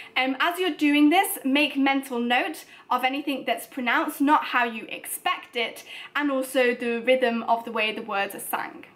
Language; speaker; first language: English; native; English